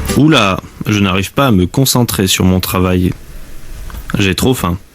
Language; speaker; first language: French; native; French